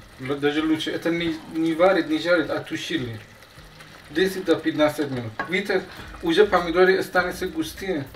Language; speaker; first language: Russian; non-native, learner; Persian